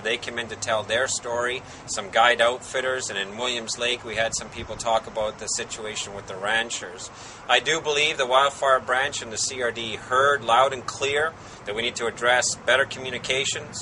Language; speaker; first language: English; native; English